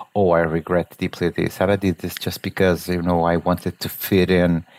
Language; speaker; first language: English; non-native, fluent; Portuguese